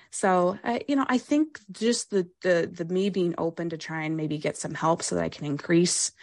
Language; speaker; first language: English; native; English